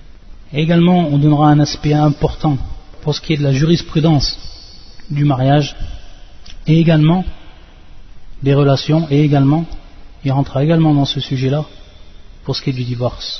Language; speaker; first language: French; native; French